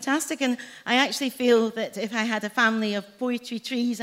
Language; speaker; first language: English; native; English